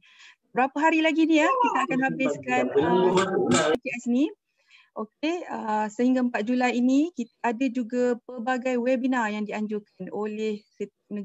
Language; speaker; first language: Malay; native; Malay